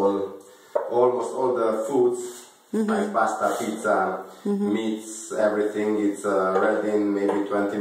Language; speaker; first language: English; non-native, learner; Hungarian